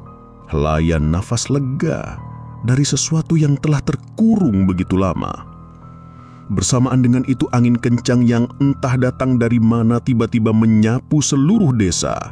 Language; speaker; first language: Indonesian; native; Indonesian